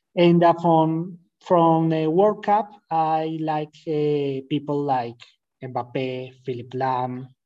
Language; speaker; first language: English; non-native, fluent; Spanish